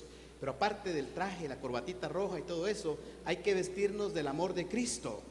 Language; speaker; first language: Spanish; native; Spanish